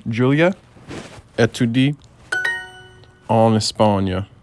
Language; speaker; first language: French; non-native, learner; English